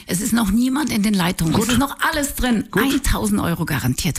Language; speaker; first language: German; native; German